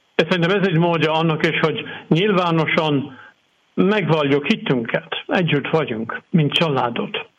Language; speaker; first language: Hungarian; non-native, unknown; English